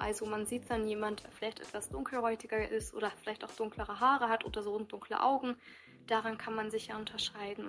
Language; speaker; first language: German; early bilingual, other home language; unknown